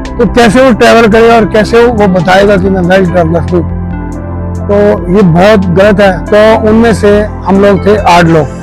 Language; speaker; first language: Hindi; native; Hindi